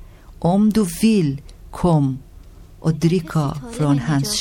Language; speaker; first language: Swedish; non-native, learner; Persian